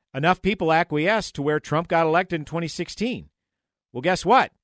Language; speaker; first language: English; native; English